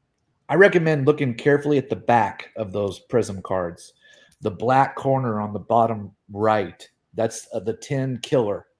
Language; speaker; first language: English; native; English